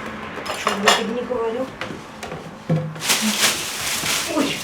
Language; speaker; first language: Russian; native; Russian